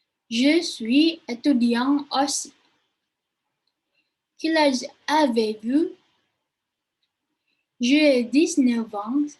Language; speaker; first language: French; non-native, learner; Indonesian